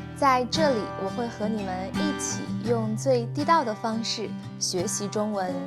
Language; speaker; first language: Chinese; native; Chinese